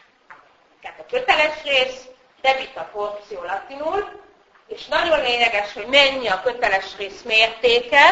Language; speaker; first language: Hungarian; native; Hungarian